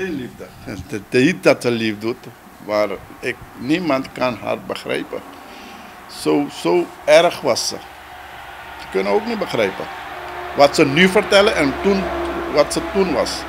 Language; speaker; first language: Dutch; non-native, local second language; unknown